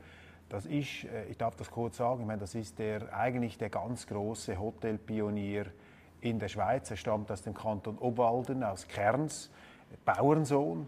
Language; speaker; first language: German; native; German